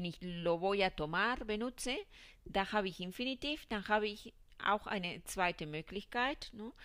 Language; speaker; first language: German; non-native, fluent; Spanish